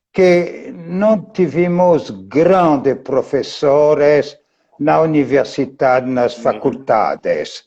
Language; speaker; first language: Portuguese; non-native, fluent; French